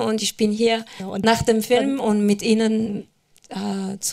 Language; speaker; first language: German; non-native, fluent; French